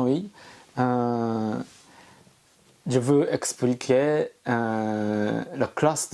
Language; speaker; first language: French; non-native, learner; Japanese